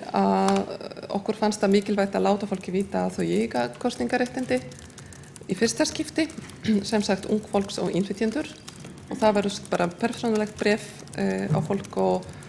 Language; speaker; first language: Icelandic; non-native, fluent; Polish